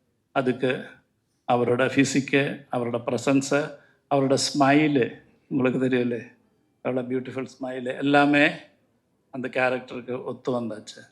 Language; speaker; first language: Tamil; non-native, learner; Malayalam